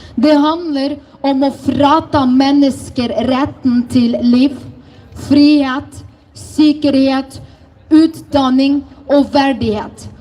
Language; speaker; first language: Norwegian; non-native, fluent; Ukrainian